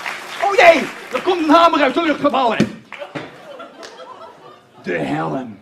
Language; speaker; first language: Dutch; native; Dutch